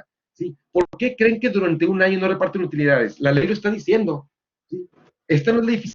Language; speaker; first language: Spanish; native; Spanish